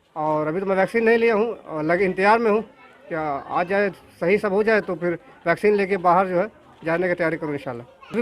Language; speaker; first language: Hindi; native; Hindi